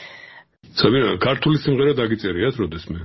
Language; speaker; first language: Georgian; native; Georgian